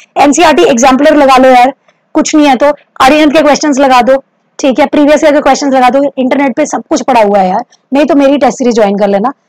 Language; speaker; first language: Hindi; native; Hindi